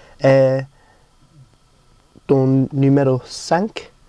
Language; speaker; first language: French; non-native, learner; English